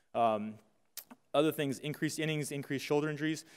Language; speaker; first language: English; native; English